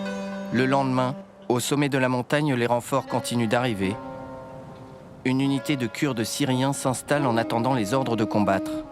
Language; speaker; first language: French; native; French